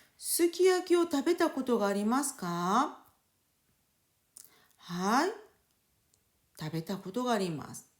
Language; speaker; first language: Japanese; non-native, fluent; French